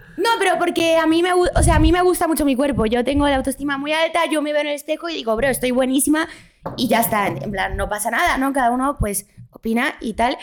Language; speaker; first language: Spanish; early bilingual, other home language; Polish